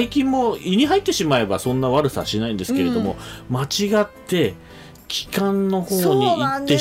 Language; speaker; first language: Japanese; native; Japanese